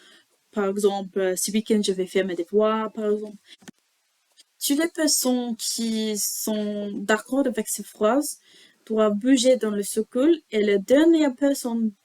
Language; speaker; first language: French; non-native, learner; English